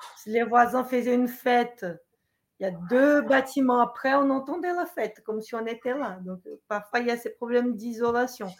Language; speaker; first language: French; non-native, fluent; Portuguese